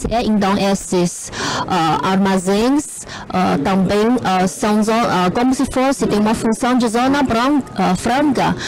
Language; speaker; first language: Portuguese; non-native, fluent; Chinese